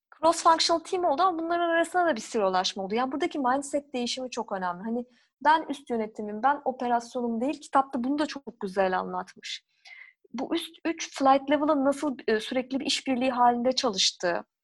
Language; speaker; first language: Turkish; native; Turkish